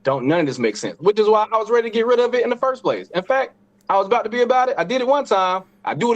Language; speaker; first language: English; native; English